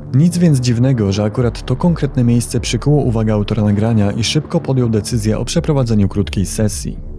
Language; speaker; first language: Polish; native; Polish